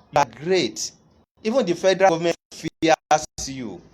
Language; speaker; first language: English; non-native, local second language; Yoruba